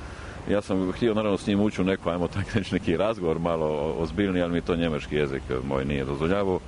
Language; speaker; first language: Croatian; native; Croatian